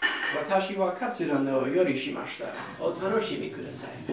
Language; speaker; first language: Japanese; non-native, learner; English